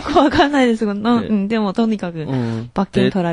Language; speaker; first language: Japanese; non-native, fluent; Chinese